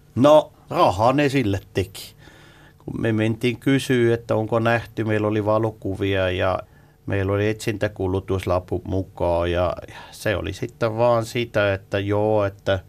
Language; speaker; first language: Finnish; non-native, fluent; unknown